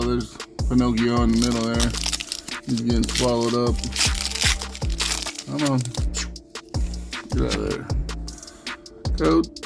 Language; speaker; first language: English; native; English